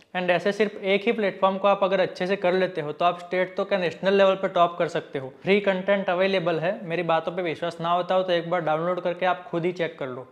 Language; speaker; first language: Hindi; non-native, local second language; Gujarati